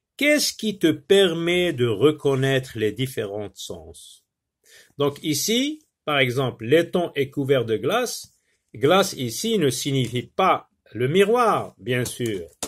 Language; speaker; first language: French; non-native, local second language; Arabic